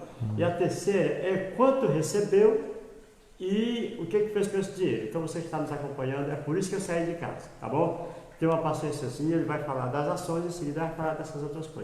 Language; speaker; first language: Portuguese; native; Portuguese